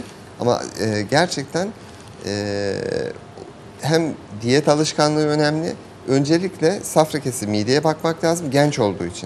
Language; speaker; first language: Turkish; native; Turkish